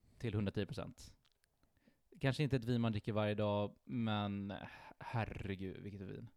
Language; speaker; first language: Swedish; early bilingual, other home language; Italian